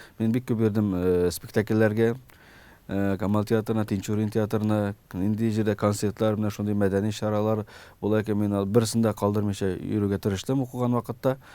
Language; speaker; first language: Tatar; early bilingual, heritage; Tatar